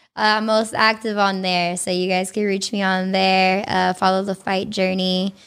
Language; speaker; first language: English; early bilingual, other home language; Italian